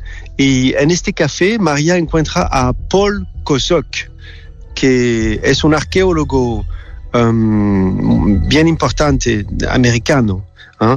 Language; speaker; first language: Spanish; non-native, learner; French